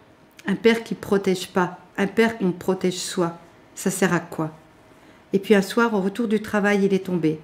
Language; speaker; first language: French; native; French